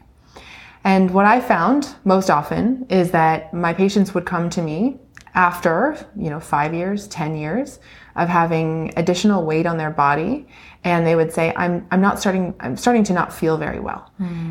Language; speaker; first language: English; native; English